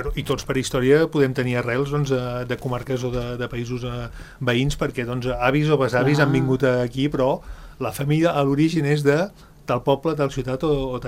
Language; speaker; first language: Catalan; native; Catalan